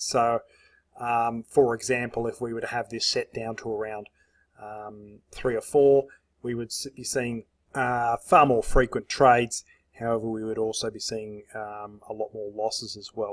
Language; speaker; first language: English; native; English